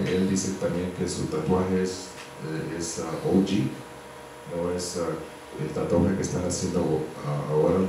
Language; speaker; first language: Spanish; early bilingual, heritage; Spanish